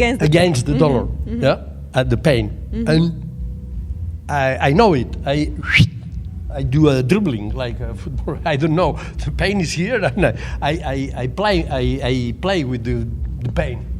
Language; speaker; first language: English; non-native, learner; Catalan